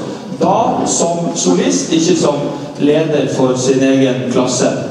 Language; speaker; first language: Norwegian; native; Norwegian